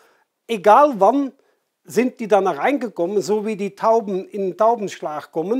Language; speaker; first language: German; non-native, fluent; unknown